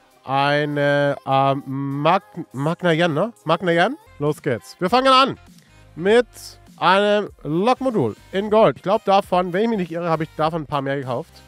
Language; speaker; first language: German; native; German